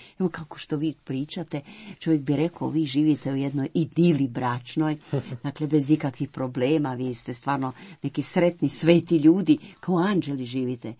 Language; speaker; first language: Croatian; native; Croatian